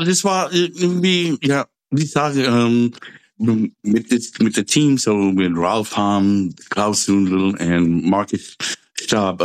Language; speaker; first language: German; non-native, fluent; English